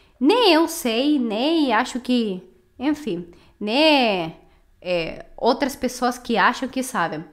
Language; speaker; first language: Portuguese; non-native, fluent; Spanish